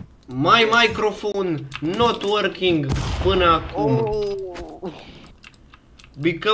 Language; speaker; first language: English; non-native, learner; Romanian